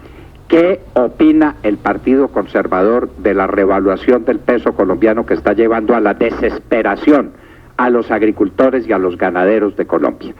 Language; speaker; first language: Spanish; native; Spanish